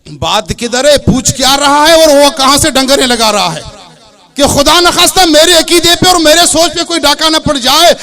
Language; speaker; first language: Urdu; non-native, local second language; Baluchi